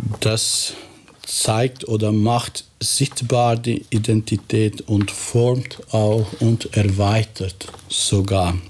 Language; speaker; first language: German; non-native, fluent; Albanian